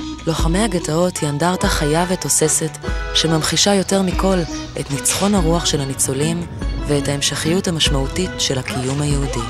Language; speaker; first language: Hebrew; native; Hebrew